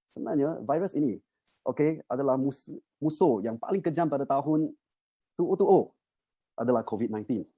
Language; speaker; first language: Malay; non-native, local second language; Chinese